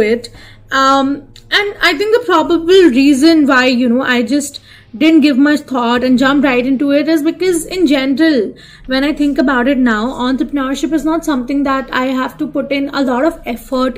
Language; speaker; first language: English; non-native, local second language; Hindi